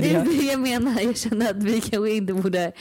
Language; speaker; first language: Swedish; native; Swedish